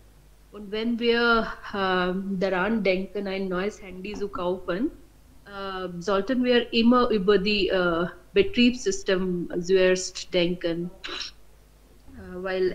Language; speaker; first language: German; non-native, learner; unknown